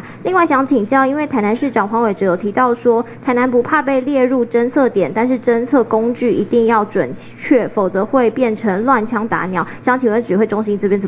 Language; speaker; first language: Chinese; native; Chinese